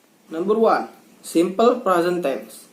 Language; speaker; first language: English; non-native, learner; Indonesian